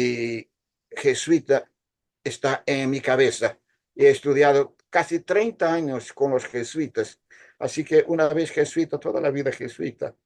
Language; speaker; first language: Spanish; non-native, fluent; Portuguese